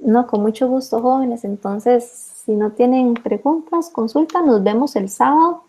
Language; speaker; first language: Spanish; native; Spanish